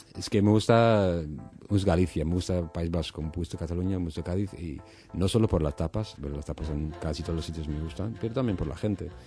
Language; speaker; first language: Spanish; non-native, fluent; Dutch